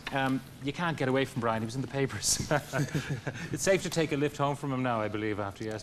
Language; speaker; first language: English; native; English